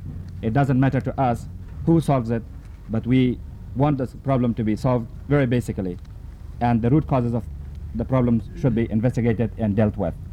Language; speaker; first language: English; non-native, fluent; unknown